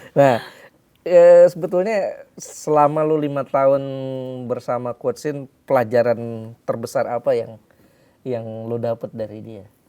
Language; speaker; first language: Indonesian; native; Indonesian